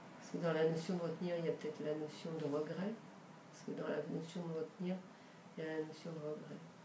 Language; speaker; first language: French; early bilingual, other home language; Romanian